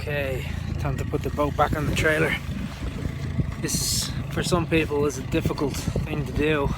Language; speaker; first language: English; native; English